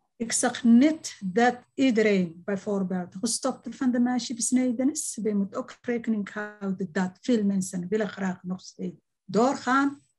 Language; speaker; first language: Dutch; non-native, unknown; Somali